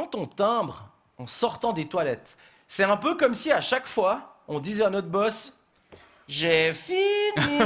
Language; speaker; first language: French; native; French